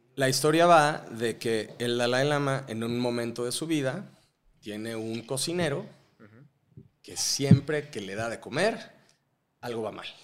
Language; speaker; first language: Spanish; native; Spanish